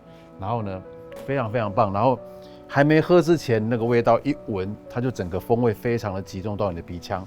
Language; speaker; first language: Chinese; native; Chinese